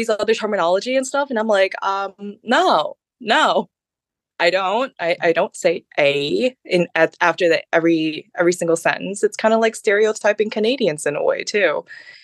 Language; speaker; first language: English; early bilingual, other home language; Khmer